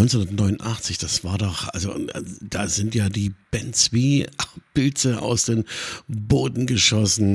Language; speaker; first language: German; native; German